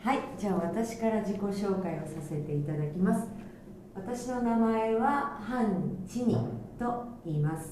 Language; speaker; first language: Japanese; early bilingual, other home language; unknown